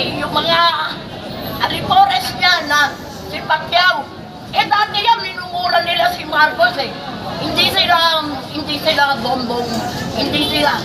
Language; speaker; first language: Filipino; non-native, local second language; Iloko